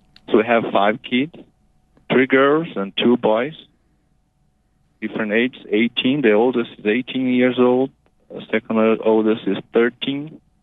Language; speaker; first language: English; non-native, fluent; Portuguese